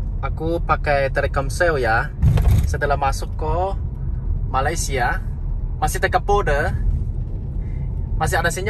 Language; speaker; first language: Indonesian; non-native, fluent; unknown